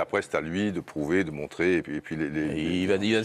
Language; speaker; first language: French; native; French